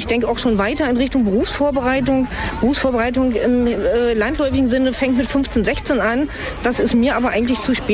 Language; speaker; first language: German; native; German